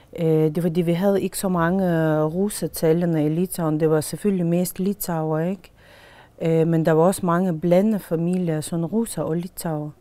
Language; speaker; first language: Danish; non-native, fluent; Lithuanian